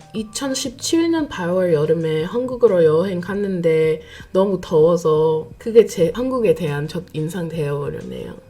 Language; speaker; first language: Korean; non-native, fluent; English